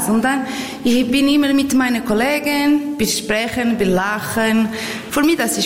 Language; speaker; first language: German; non-native, learner; Portuguese